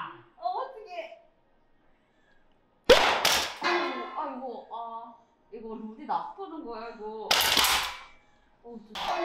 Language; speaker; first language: Korean; non-native, fluent; Indonesian